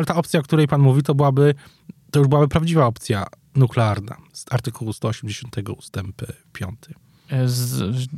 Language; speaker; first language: Polish; native; Polish